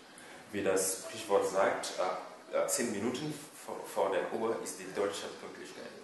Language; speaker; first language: German; non-native, fluent; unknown